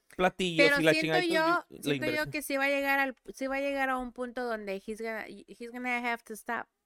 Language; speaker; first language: Spanish; native; Spanish